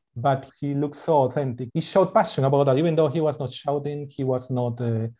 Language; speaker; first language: English; non-native, fluent; Spanish